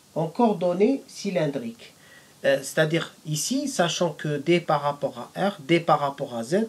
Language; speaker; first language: French; non-native, local second language; Arabic